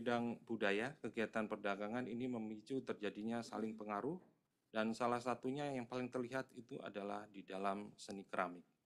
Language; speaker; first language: Indonesian; native; Indonesian